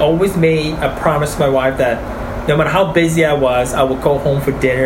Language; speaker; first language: English; early bilingual, other home language; Chinese